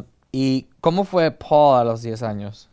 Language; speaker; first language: Spanish; early bilingual, heritage; Spanish